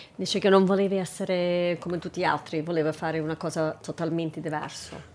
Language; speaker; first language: Italian; non-native, fluent; English